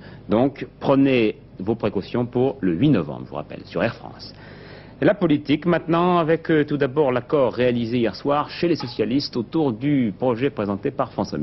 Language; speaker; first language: French; native; French